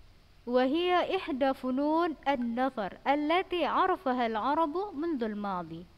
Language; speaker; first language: Arabic; non-native, fluent; Indonesian